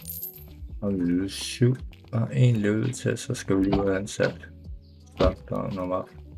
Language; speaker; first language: Danish; native; Danish